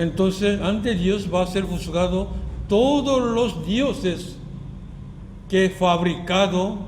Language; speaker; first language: Spanish; non-native, fluent; Korean